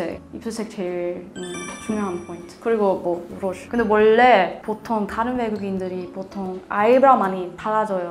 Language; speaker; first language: Korean; non-native, learner; Swedish